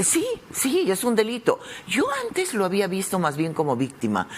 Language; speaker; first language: Spanish; native; Spanish